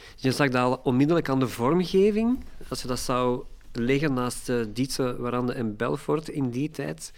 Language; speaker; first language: Dutch; native; Dutch